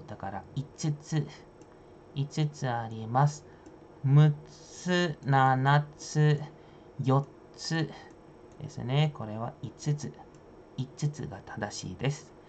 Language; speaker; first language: Japanese; non-native, fluent; Indonesian